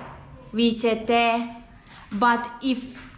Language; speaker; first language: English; non-native, fluent; Serbian